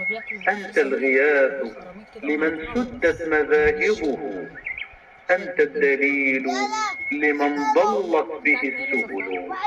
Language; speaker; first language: Arabic; native; Arabic